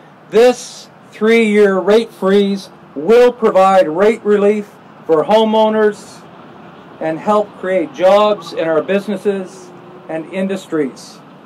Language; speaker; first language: English; native; English